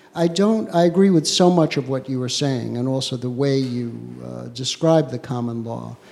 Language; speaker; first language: English; native; English